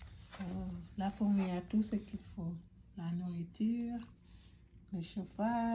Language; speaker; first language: French; non-native, learner; English